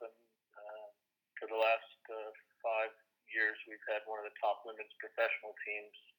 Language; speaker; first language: English; native; English